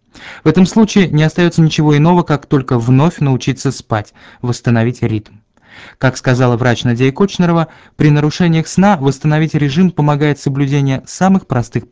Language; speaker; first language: Russian; native; Russian